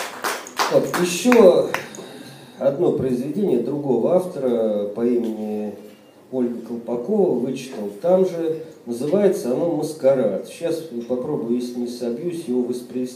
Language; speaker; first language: Russian; native; Russian